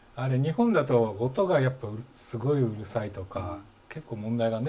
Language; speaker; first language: Japanese; native; Japanese